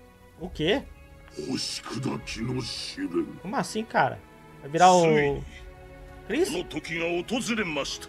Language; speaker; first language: Portuguese; native; Portuguese